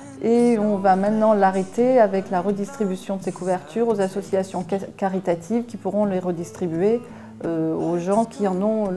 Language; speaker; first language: French; native; French